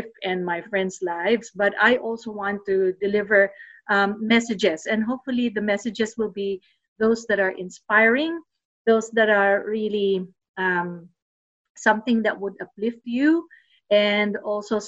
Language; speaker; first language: English; non-native, local second language; Filipino